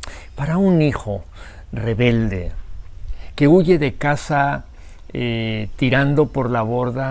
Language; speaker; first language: Spanish; native; Spanish